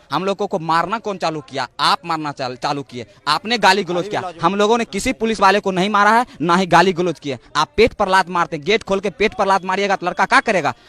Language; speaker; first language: Hindi; native; Hindi